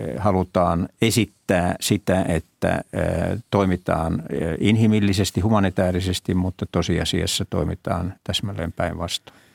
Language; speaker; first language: Finnish; native; Finnish